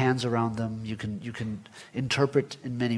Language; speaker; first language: English; early bilingual, other home language; Spanish